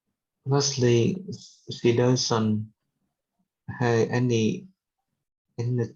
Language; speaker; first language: English; non-native, learner; Vietnamese